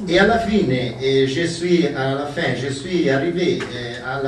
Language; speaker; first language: French; non-native, learner; Italian